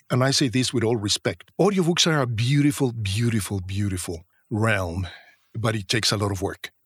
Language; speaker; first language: English; non-native, fluent; Spanish